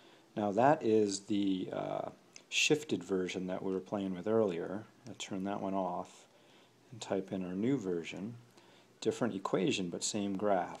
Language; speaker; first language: English; native; English